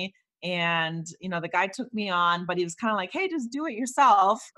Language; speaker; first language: English; non-native, fluent; German